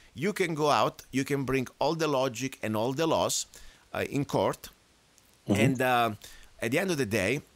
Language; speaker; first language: English; non-native, fluent; Italian